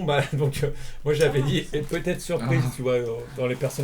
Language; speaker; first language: French; native; French